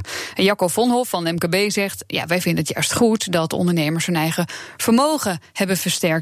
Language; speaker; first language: Dutch; native; Dutch